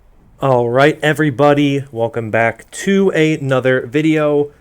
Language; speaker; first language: English; native; English